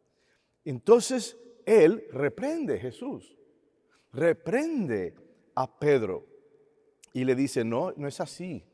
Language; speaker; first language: Spanish; native; Spanish